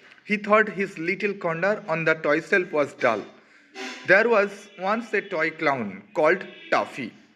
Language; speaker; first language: English; non-native, local second language; Bangla